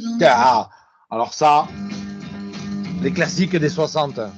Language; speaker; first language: French; native; French